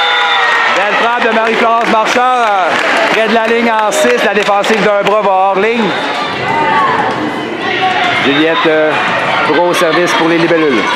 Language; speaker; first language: French; native; French